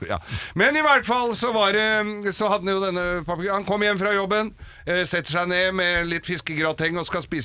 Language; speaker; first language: Norwegian; native; Norwegian